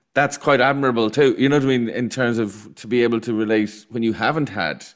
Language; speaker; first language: English; native; English